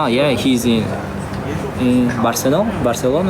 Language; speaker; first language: English; non-native, fluent; Uzbek